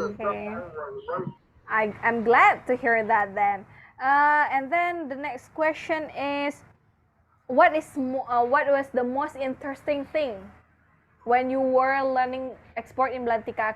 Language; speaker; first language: English; non-native, fluent; Indonesian